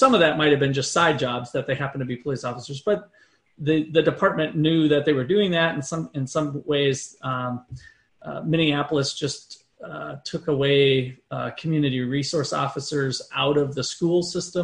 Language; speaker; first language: English; native; English